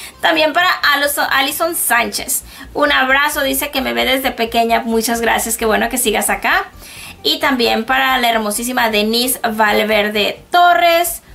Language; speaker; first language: Spanish; native; Spanish